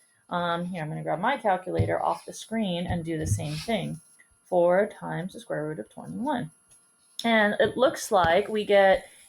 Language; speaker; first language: English; native; English